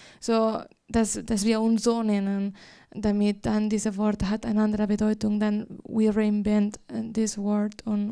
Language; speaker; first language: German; non-native, fluent; Spanish